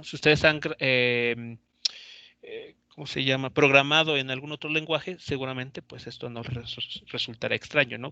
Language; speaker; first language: Spanish; native; Spanish